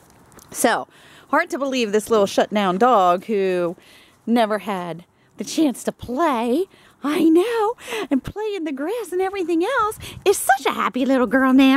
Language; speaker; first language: English; native; English